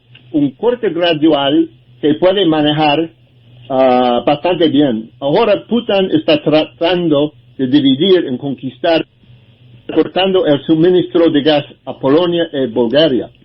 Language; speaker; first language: Spanish; non-native, learner; English